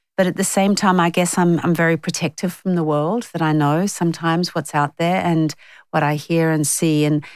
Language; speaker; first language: English; native; English